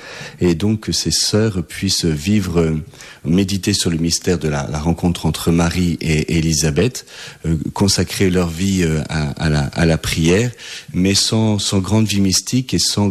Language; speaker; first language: French; native; French